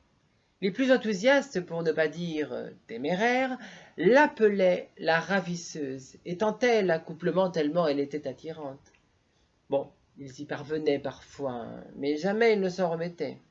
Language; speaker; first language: French; native; French